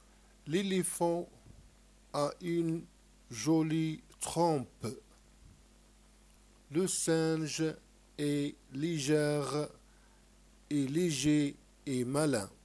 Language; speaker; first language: French; non-native, local second language; Arabic